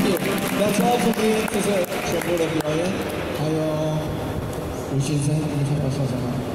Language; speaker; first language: Chinese; non-native, fluent; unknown